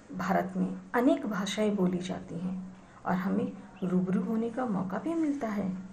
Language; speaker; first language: Hindi; native; Hindi